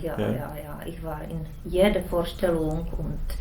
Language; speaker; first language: German; non-native, learner; Czech